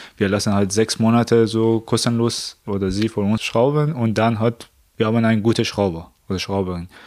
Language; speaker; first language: German; non-native, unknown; Persian